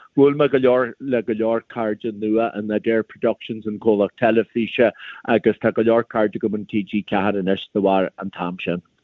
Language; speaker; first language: Irish; native; Irish